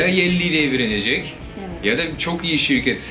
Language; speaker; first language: Turkish; non-native, fluent; Japanese